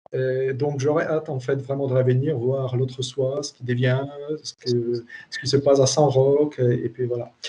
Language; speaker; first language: French; non-native, fluent; Polish